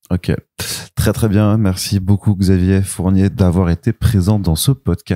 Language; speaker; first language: French; native; French